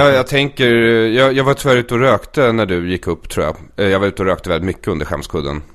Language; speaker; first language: Swedish; native; Swedish